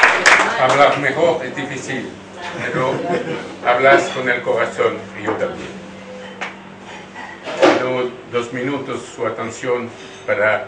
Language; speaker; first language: Spanish; non-native, learner; French